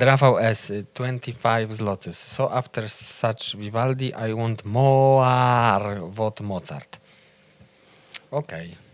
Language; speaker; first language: English; non-native, learner; Polish